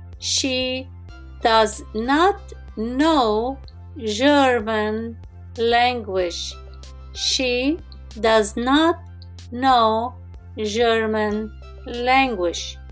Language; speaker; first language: English; non-native, fluent; Arabic